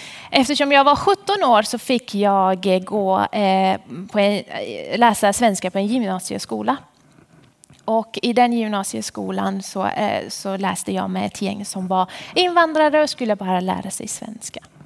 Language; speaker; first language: Swedish; non-native, fluent; Persian